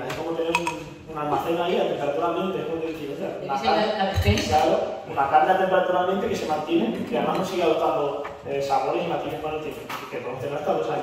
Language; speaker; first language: Spanish; native; Spanish